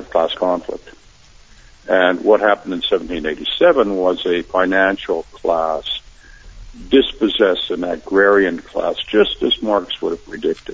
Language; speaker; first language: English; native; English